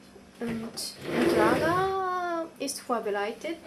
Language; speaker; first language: German; non-native, learner; Japanese